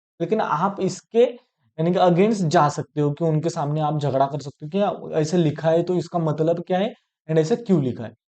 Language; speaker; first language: Hindi; non-native, local second language; Marathi